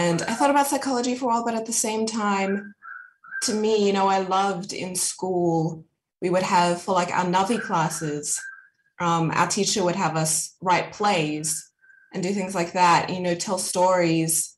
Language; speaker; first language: English; native; English